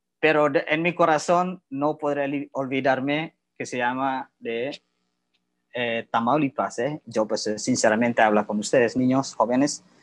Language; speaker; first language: Spanish; non-native, learner; Indonesian